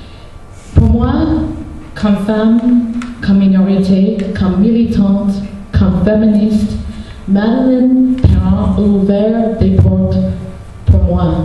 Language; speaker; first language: French; non-native, local second language; English